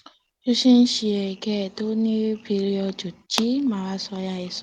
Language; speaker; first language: Korean; non-native, learner; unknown